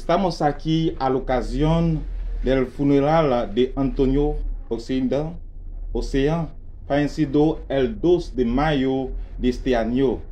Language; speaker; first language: Spanish; non-native, learner; Haitian Creole